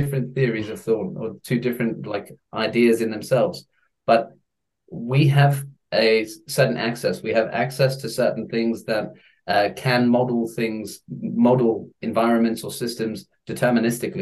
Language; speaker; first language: English; native; English